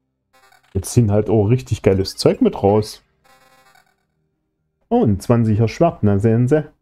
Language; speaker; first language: German; native; German